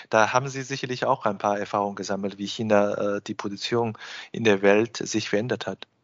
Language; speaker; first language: German; non-native, fluent; Chinese